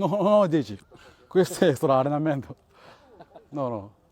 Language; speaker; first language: Italian; non-native, learner; Japanese